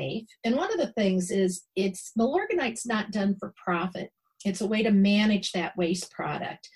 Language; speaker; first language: English; native; English